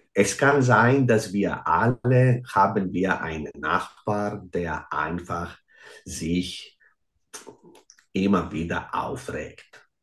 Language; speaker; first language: German; non-native, fluent; Greek